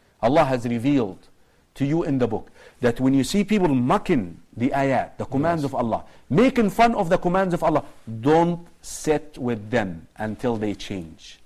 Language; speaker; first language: English; non-native, fluent; Arabic